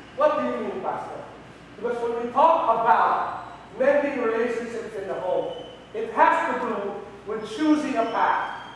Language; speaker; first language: English; non-native, local second language; Filipino